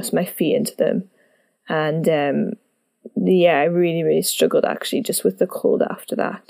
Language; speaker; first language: English; native; English